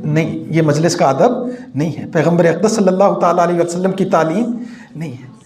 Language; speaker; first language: Urdu; non-native, local second language; Punjabi